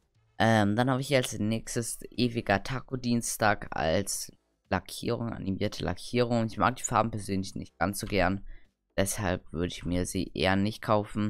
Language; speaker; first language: German; native; German